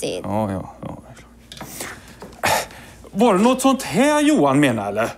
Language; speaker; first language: Swedish; native; Swedish